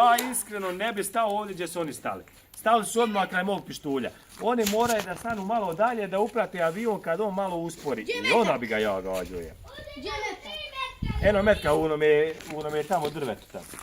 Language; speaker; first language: Bosnian; native; Bosnian